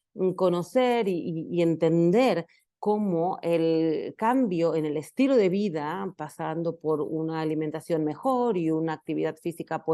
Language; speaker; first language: Spanish; native; Spanish